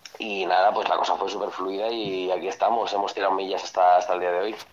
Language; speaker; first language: Spanish; non-native, local second language; Catalan